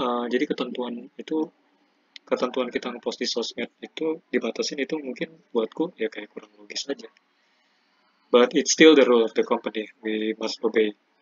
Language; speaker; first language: English; non-native, learner; Indonesian